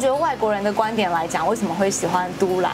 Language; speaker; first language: Chinese; native; Chinese